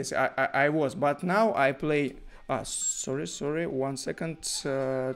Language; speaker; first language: English; non-native, learner; Russian